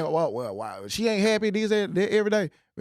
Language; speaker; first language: English; native; English